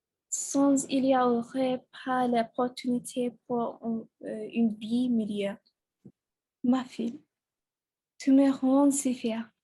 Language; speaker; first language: French; non-native, learner; English